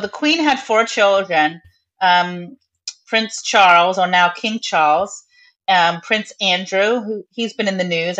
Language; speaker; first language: English; native; English